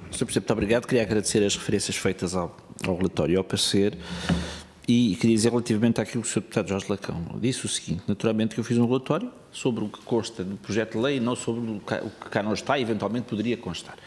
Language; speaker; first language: Portuguese; native; Portuguese